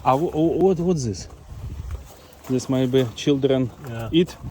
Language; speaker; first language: English; non-native, learner; Ukrainian